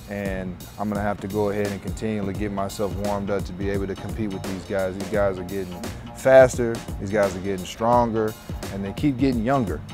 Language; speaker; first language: English; native; English